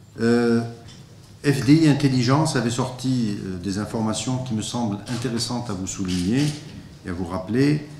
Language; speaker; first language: French; non-native, local second language; Arabic